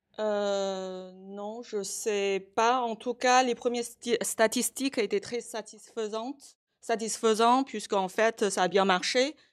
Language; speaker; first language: French; non-native, fluent; Chinese